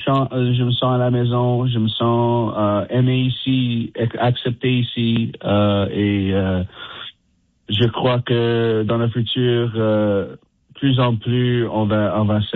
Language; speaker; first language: French; non-native, fluent; English